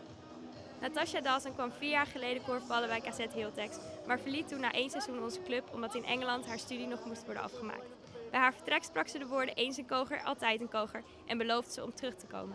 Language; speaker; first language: Dutch; native; Dutch